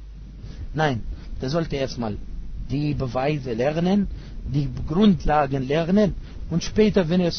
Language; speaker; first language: German; non-native, fluent; Arabic